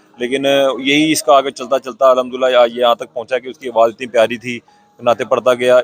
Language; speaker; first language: Urdu; native; Urdu